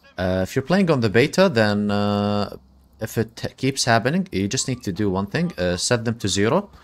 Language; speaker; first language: English; non-native, fluent; Arabic